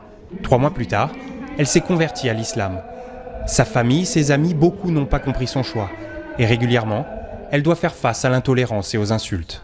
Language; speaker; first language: French; native; French